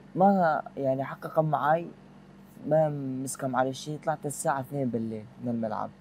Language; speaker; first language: Arabic; native; Arabic